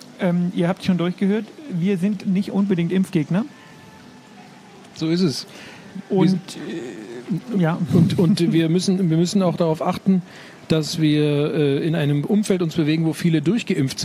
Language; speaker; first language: German; native; German